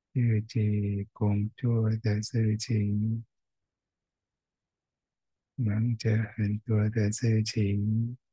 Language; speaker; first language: Chinese; non-native, fluent; Thai